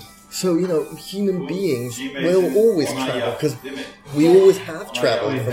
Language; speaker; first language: English; native; English